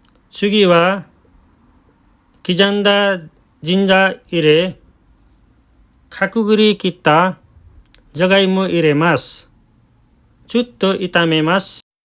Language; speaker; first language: Japanese; non-native, learner; Nepali